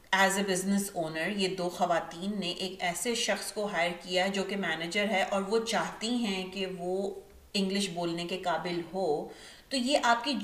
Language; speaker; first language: Urdu; native; Urdu